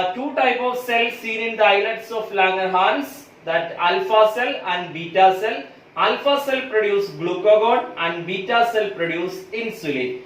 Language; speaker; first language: English; non-native, local second language; Malayalam